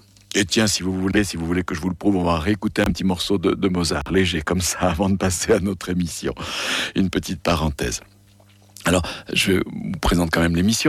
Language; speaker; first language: French; native; French